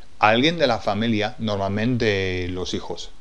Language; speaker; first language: Spanish; non-native, fluent; English